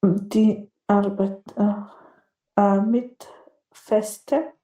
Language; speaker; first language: German; non-native, learner; Macedonian